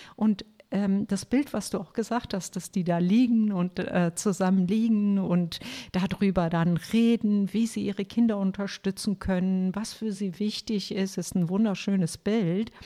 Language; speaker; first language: German; non-native, fluent; Turkish